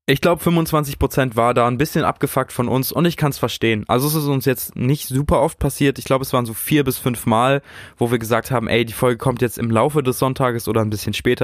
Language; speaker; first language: German; native; German